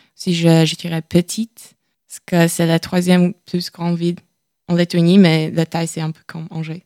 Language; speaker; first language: French; non-native, learner; Latvian